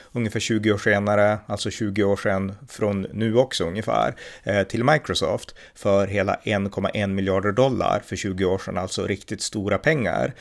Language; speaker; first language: Swedish; native; Swedish